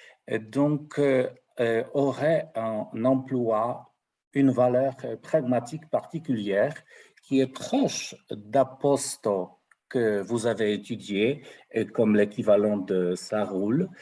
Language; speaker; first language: French; non-native, fluent; Polish